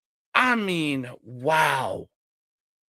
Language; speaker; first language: English; native; English